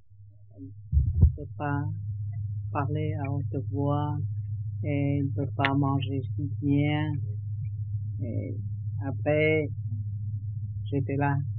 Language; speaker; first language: French; non-native, learner; Vietnamese